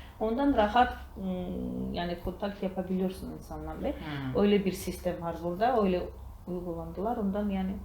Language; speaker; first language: Turkish; non-native, learner; Georgian